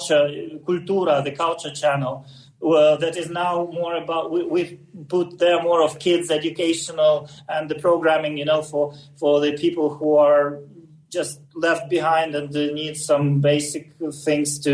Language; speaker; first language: English; non-native, fluent; Russian